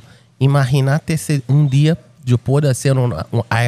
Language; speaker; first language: Spanish; non-native, fluent; Portuguese